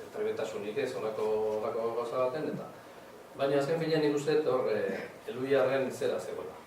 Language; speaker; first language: Basque; native; Basque